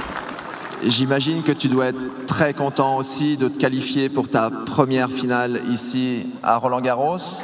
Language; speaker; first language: French; native; French